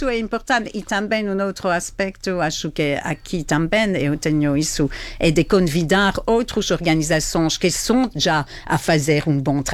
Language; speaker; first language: Portuguese; non-native, fluent; French